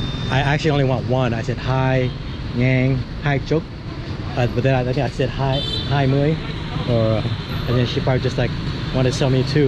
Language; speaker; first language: English; native; English